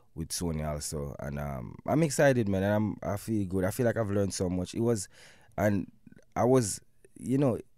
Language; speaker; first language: English; non-native, local second language; Jamaican Creole English